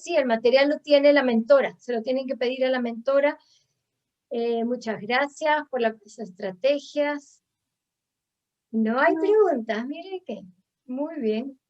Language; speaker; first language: Spanish; native; Spanish